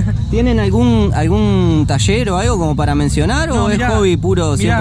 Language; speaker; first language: Spanish; native; Spanish